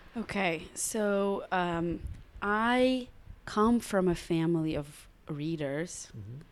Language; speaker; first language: English; early bilingual, other home language; Russian